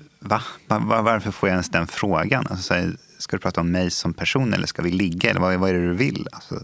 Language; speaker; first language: Swedish; native; Swedish